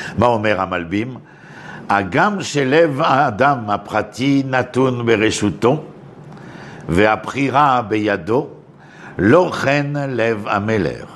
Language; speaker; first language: Hebrew; non-native, fluent; French